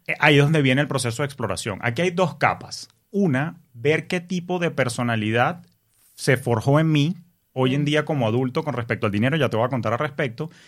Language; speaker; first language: Spanish; native; Spanish